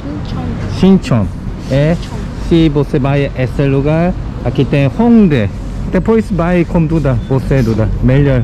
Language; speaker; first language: Portuguese; non-native, learner; Korean